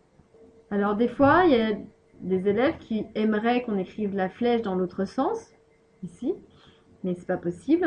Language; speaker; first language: French; native; French